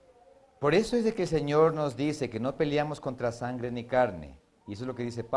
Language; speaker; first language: Spanish; native; Spanish